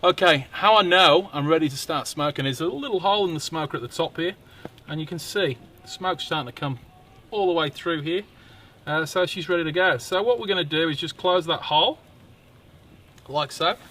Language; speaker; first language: English; native; English